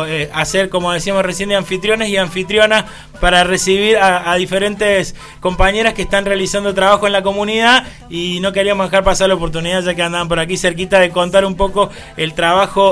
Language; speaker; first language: Spanish; native; Spanish